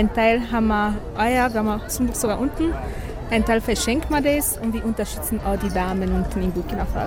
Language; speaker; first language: German; non-native, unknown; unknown